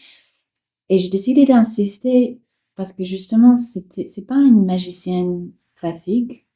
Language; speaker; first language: French; non-native, fluent; English